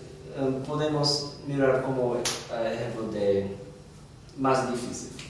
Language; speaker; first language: Spanish; non-native, learner; English